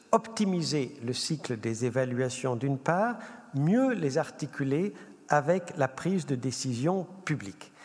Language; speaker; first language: French; native; French